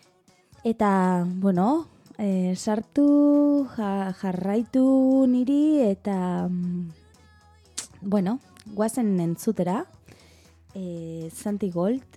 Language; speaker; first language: Basque; non-native, learner; Spanish